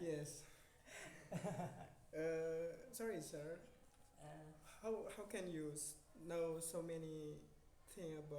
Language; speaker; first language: English; non-native, learner; Indonesian